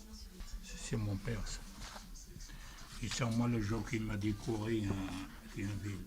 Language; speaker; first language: French; non-native, fluent; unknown